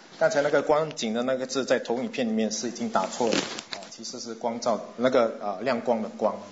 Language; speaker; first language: Chinese; non-native, local second language; English